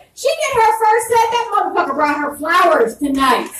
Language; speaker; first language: English; native; English